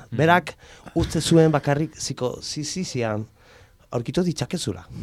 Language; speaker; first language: Basque; non-native, local second language; Spanish